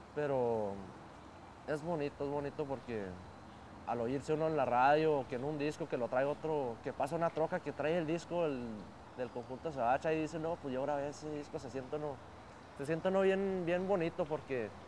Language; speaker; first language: Spanish; early bilingual, heritage; Spanish